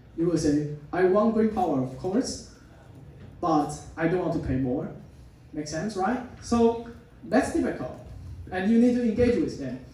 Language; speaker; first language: English; non-native, fluent; Chinese